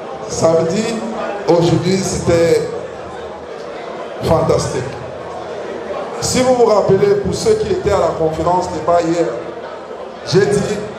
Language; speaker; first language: French; non-native, learner; English